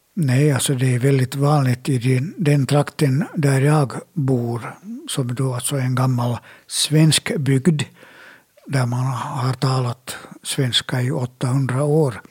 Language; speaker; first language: Swedish; native; Swedish